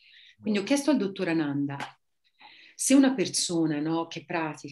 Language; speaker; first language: Italian; native; Italian